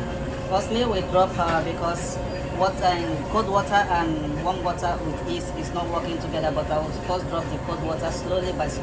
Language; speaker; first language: English; non-native, learner; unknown